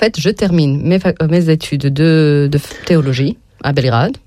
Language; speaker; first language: French; non-native, fluent; Serbian